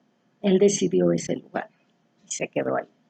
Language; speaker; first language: Spanish; native; Spanish